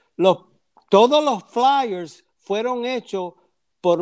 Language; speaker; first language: Spanish; early bilingual, heritage; Spanish